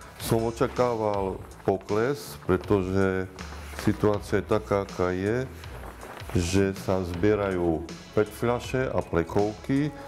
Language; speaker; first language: Slovak; native; Slovak